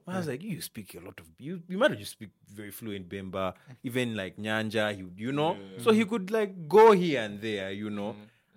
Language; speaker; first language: English; native; English